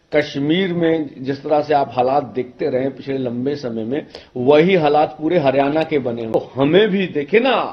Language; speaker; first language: Hindi; non-native, local second language; Punjabi